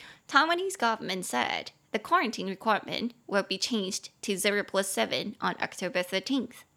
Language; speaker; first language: English; non-native, fluent; Chinese